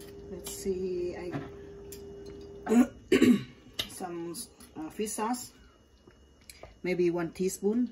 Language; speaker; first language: English; non-native, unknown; Vietnamese